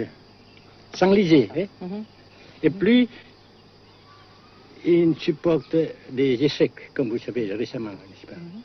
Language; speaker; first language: French; non-native, fluent; Vietnamese